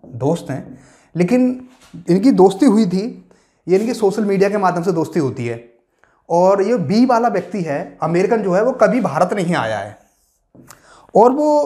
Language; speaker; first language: Hindi; native; Hindi